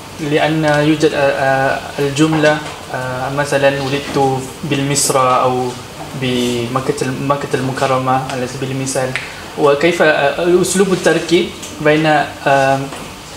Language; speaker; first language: Arabic; non-native, learner; Malay